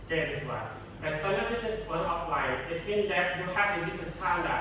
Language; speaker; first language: English; non-native, learner; Indonesian